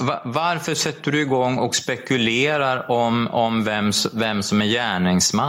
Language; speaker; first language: Swedish; native; Swedish